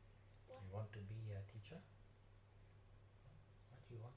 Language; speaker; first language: English; non-native, learner; Vietnamese